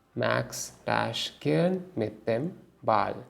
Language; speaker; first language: German; non-native, learner; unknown